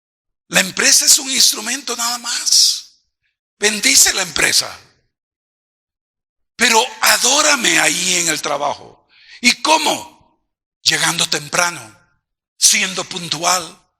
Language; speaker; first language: Spanish; native; Spanish